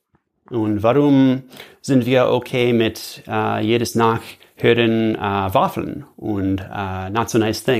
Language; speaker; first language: German; non-native, learner; English